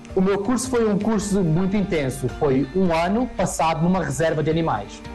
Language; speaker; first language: Portuguese; native; Portuguese